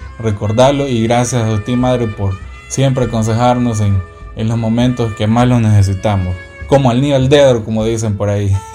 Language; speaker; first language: Spanish; native; Spanish